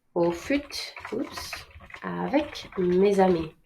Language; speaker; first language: French; non-native, fluent; English